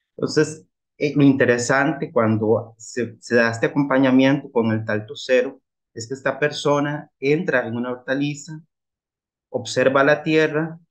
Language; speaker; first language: Spanish; native; Spanish